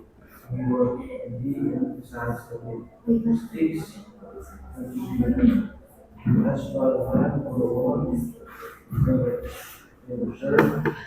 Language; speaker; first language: English; non-native, learner; Indonesian